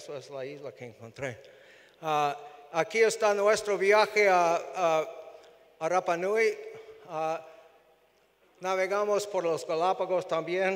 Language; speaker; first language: Spanish; non-native, fluent; English